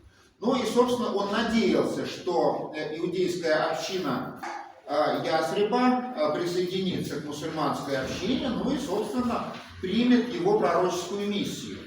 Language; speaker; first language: Russian; native; Russian